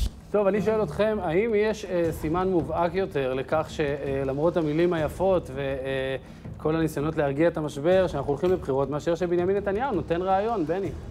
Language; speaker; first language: Hebrew; native; Hebrew